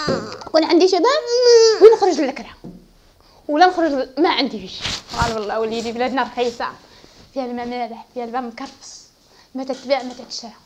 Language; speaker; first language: Arabic; native; Arabic